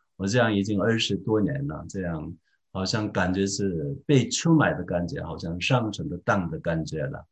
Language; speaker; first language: Chinese; non-native, fluent; Korean